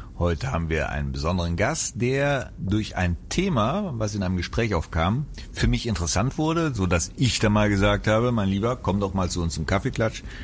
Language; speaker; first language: German; native; German